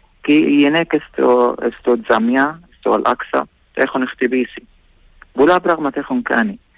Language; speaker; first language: Greek; non-native, learner; Arabic